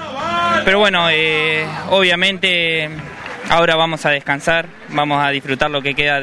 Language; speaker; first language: Spanish; native; Spanish